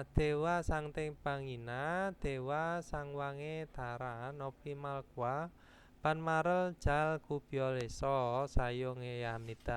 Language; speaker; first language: Korean; non-native, fluent; Indonesian